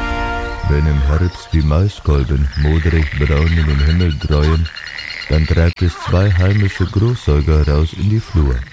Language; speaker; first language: German; native; German